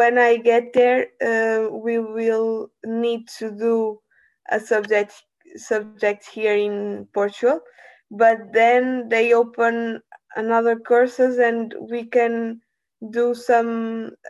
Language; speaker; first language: English; non-native, learner; Portuguese